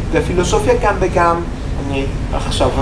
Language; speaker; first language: Hebrew; non-native, learner; English